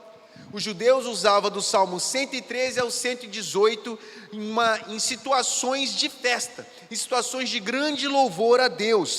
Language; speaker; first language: Portuguese; native; Portuguese